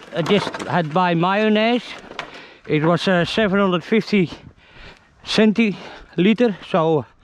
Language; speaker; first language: English; non-native, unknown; Dutch